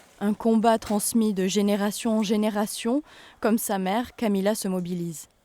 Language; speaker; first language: French; native; French